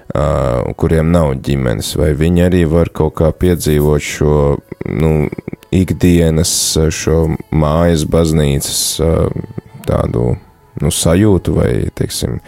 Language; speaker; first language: Latvian; native; Latvian